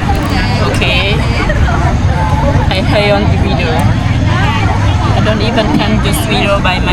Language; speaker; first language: English; non-native, learner; Vietnamese